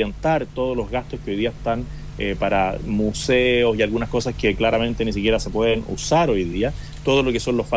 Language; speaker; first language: Spanish; native; Spanish